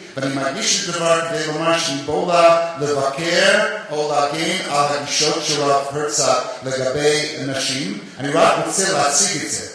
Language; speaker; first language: Hebrew; non-native, fluent; English